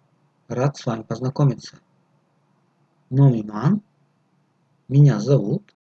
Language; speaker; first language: Russian; non-native, fluent; Tajik